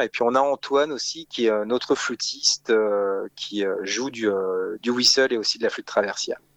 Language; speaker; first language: French; native; French